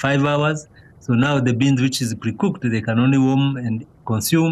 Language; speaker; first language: English; non-native, local second language; Kinyarwanda